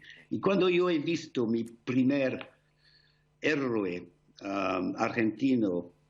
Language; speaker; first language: Spanish; non-native, fluent; English